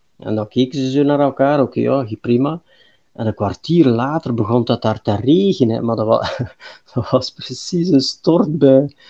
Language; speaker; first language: Dutch; native; Dutch